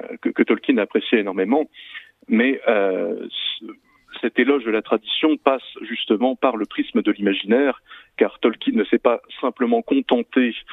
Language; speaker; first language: French; native; French